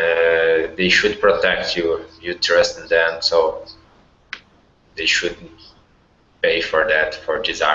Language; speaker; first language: English; non-native, learner; Portuguese